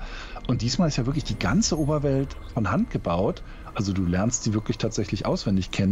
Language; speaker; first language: German; native; German